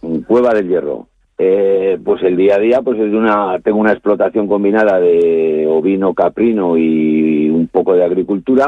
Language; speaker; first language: Spanish; native; Spanish